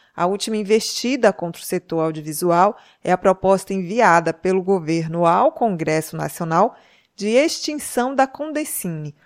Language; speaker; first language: Portuguese; native; Portuguese